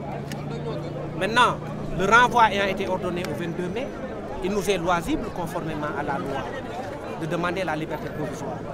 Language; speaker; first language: French; non-native, local second language; Wolof